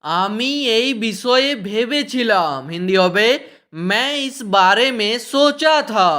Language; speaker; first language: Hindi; non-native, fluent; Bangla